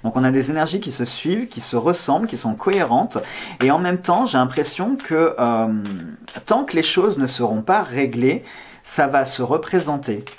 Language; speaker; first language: French; native; French